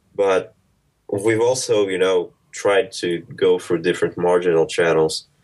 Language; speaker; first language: English; early bilingual, other home language; Russian